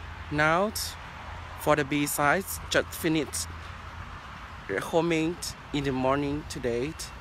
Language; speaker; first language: English; non-native, learner; Thai